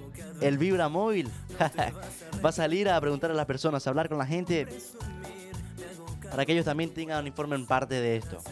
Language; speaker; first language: Spanish; native; Spanish